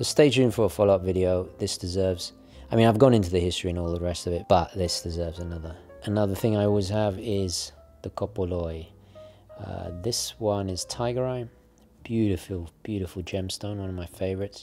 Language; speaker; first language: English; native; English